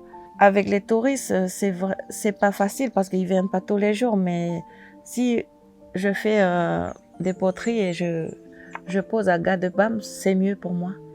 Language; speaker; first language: French; non-native, local second language; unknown